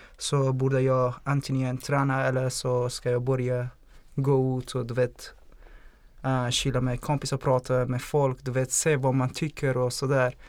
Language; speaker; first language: Swedish; non-native, fluent; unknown